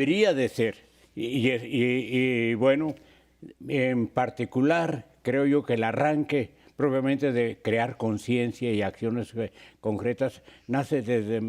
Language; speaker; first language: Spanish; native; Spanish